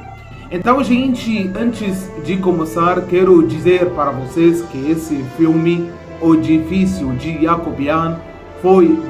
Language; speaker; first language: Portuguese; non-native, fluent; Arabic